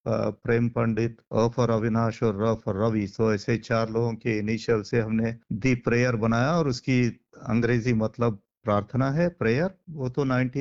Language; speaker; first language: Hindi; non-native, local second language; Marathi